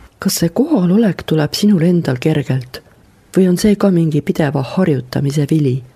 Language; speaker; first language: Estonian; native; Estonian